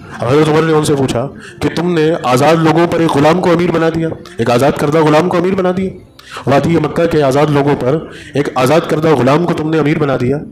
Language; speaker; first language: Urdu; native; Urdu